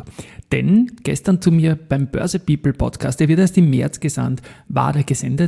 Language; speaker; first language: German; native; German